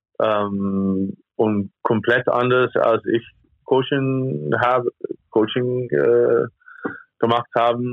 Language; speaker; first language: German; non-native, fluent; English